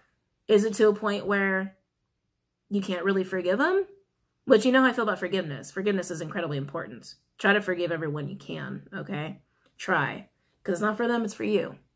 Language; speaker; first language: English; native; English